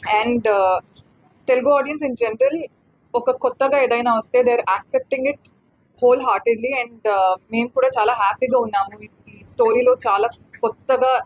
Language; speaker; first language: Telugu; non-native, fluent; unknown